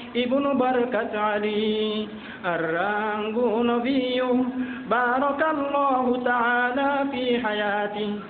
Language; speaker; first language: Arabic; non-native, fluent; Bangla